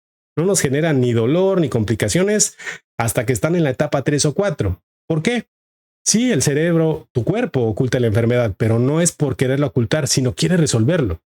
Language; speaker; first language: Spanish; native; Spanish